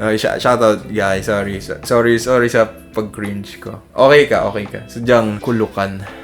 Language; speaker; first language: Filipino; native; Filipino